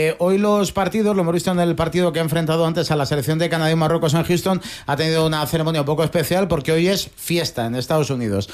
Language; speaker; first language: Spanish; native; Spanish